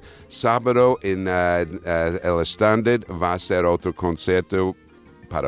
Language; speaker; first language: Spanish; non-native, fluent; English